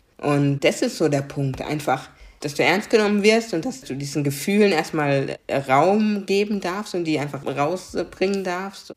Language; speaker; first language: German; native; German